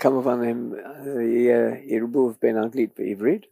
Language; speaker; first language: Hebrew; non-native, fluent; English